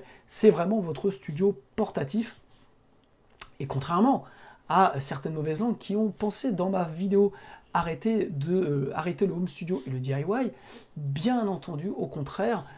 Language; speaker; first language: French; native; French